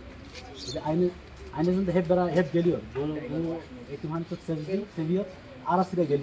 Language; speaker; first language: Turkish; non-native, learner; Bangla